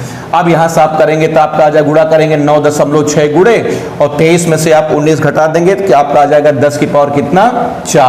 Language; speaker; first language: Hindi; native; Hindi